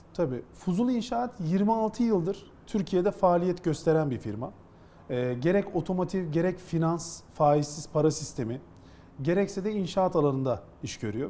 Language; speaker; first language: Turkish; native; Turkish